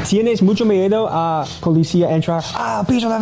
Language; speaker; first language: Spanish; non-native, learner; English